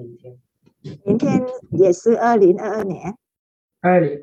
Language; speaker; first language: Chinese; non-native, fluent; Vietnamese